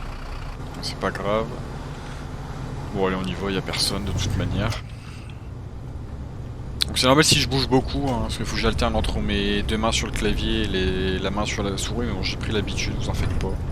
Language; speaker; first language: French; native; French